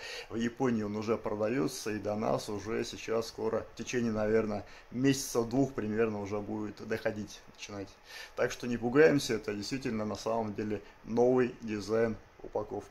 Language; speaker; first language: Russian; native; Russian